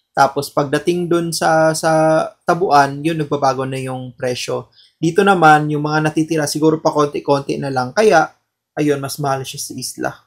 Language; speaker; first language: Filipino; non-native, local second language; Cebuano